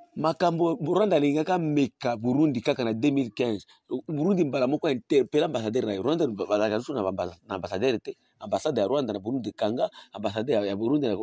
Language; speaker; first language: Lingala; non-native, local second language; Swahili